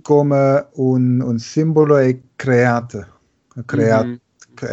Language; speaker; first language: Italian; non-native, learner; German